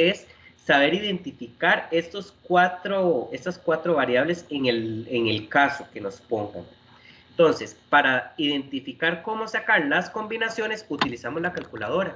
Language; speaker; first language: Spanish; native; Spanish